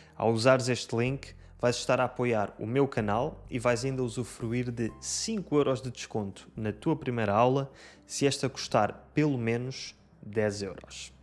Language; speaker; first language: Portuguese; native; Portuguese